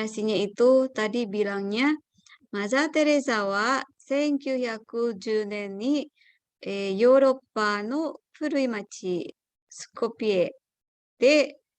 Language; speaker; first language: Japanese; non-native, fluent; Indonesian